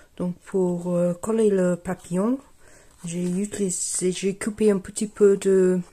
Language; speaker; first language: French; non-native, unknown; English